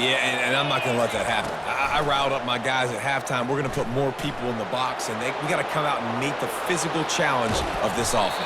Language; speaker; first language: English; native; English